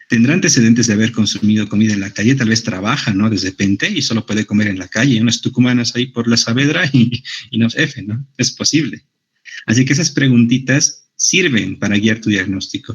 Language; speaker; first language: Spanish; native; Spanish